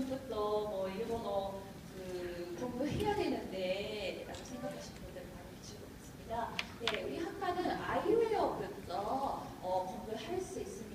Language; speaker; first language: Korean; non-native, fluent; Japanese